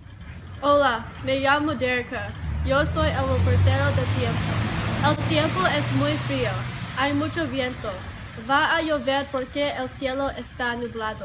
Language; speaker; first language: Spanish; non-native, learner; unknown